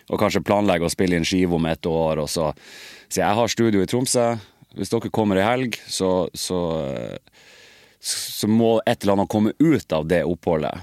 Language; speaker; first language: Norwegian; native; Norwegian